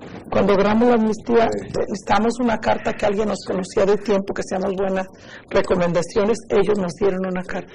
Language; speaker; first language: Spanish; native; Spanish